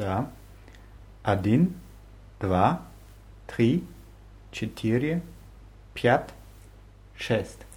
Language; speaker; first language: Russian; non-native, learner; German